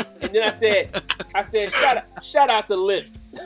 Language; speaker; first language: English; native; English